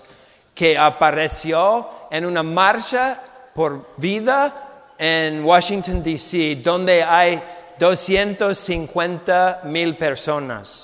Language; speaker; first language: Spanish; non-native, fluent; English